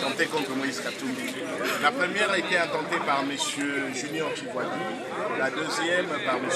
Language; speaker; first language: French; non-native, local second language; Lingala